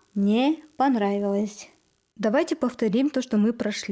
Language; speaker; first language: Russian; non-native, local second language; Kazakh